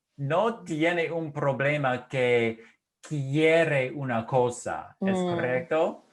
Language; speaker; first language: Spanish; non-native, fluent; English